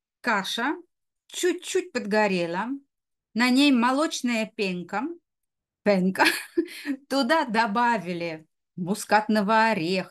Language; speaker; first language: Russian; native; Russian